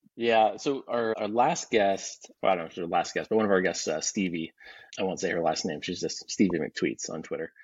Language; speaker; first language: English; native; English